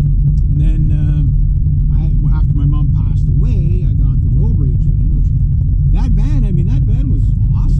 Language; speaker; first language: English; native; English